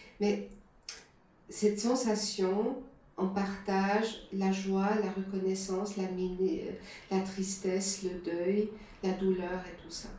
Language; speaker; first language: French; non-native, fluent; German